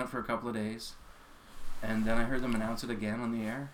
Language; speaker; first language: English; native; English